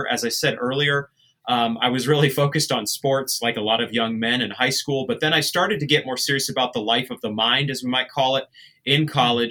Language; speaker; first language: English; native; English